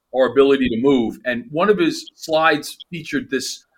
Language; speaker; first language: English; native; English